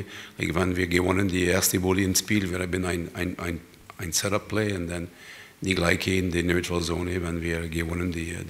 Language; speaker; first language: German; non-native, learner; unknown